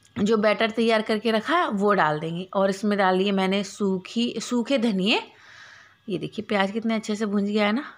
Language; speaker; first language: Hindi; native; Hindi